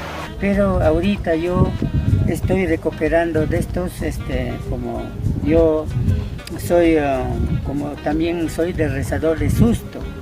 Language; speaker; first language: Spanish; non-native, local second language; Quechua